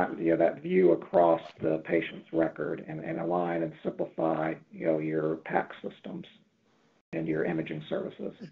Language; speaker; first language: English; native; English